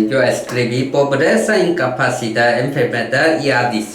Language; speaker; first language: Spanish; non-native, learner; Korean